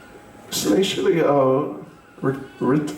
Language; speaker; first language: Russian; non-native, learner; English